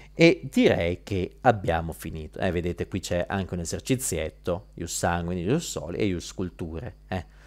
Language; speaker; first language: Italian; native; Italian